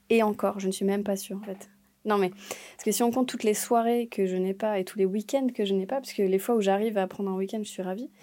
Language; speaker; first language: French; native; French